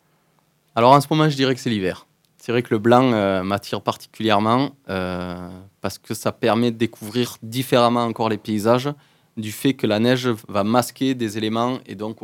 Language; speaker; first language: French; native; French